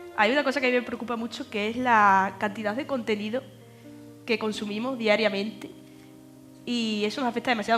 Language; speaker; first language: Spanish; native; Spanish